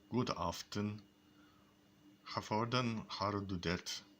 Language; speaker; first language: Danish; non-native, learner; English